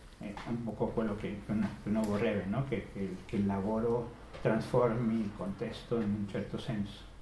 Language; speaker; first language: Italian; non-native, fluent; Spanish